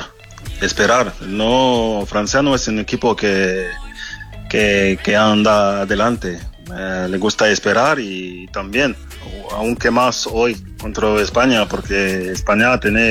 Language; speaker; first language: Spanish; non-native, fluent; French